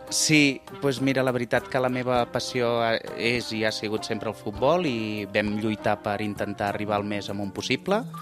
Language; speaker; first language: Catalan; native; Catalan